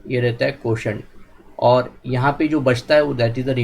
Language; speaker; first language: Hindi; non-native, local second language; Marathi